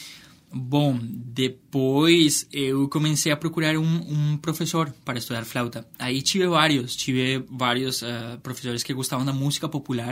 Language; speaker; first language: Portuguese; non-native, fluent; Spanish